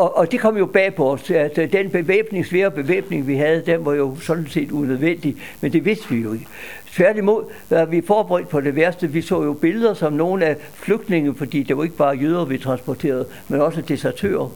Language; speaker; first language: Danish; native; Danish